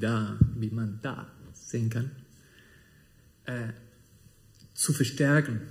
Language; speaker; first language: German; non-native, fluent; Spanish